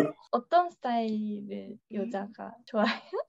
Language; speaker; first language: Korean; non-native, learner; Japanese